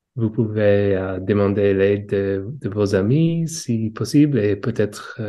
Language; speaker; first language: French; non-native, learner; English